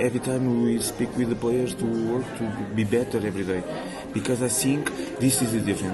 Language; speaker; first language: English; non-native, learner; Portuguese